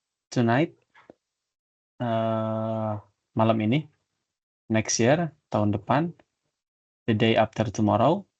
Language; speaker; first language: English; non-native, learner; Indonesian